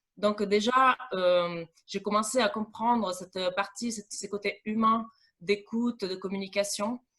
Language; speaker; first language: French; non-native, fluent; Italian